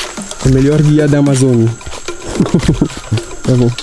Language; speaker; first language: Portuguese; non-native, learner; French